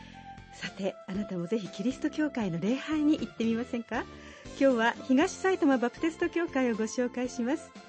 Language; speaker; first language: Japanese; native; Japanese